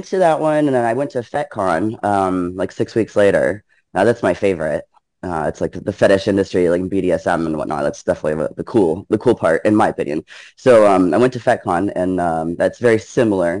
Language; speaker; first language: English; native; English